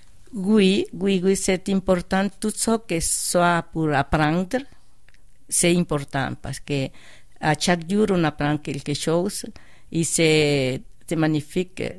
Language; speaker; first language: French; non-native, fluent; Spanish